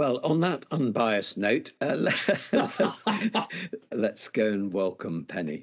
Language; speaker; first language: English; native; English